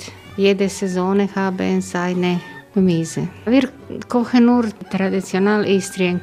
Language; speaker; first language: German; non-native, learner; Croatian